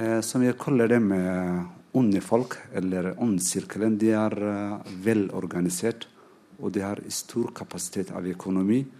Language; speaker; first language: Norwegian; non-native, fluent; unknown